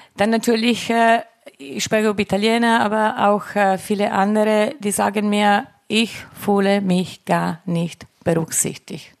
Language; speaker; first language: German; non-native, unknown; Italian